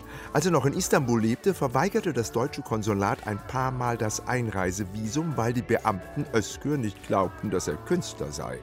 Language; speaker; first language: German; native; German